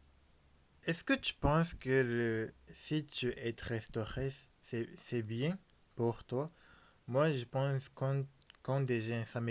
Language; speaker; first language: French; non-native, learner; Japanese